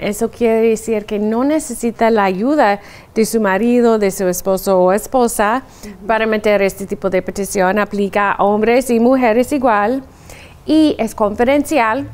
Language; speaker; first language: Spanish; non-native, fluent; English